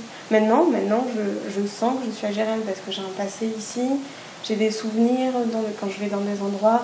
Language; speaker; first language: French; native; French